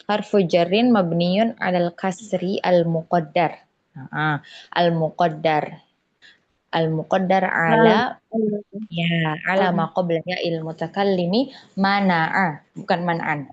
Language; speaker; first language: Arabic; non-native, fluent; Indonesian